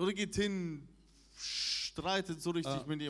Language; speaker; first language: German; non-native, fluent; Russian